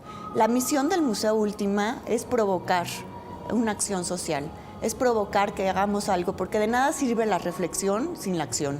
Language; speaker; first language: Spanish; native; Spanish